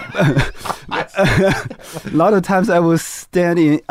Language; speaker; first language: English; non-native, fluent; Chinese